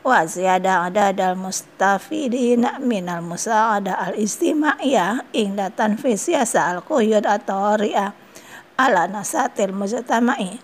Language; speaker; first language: Arabic; non-native, fluent; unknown